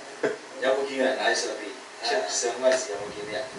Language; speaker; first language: Cantonese; early bilingual, heritage; Cantonese